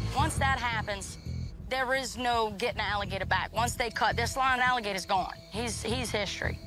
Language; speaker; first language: English; native; English